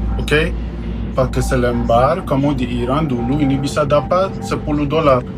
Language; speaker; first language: Indonesian; non-native, fluent; Persian